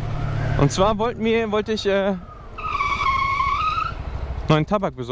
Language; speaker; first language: German; native; German